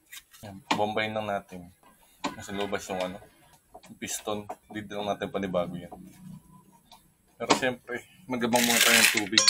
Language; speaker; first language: Filipino; native; Filipino